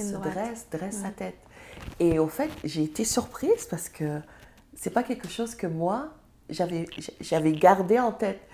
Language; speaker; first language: French; non-native, local second language; Serer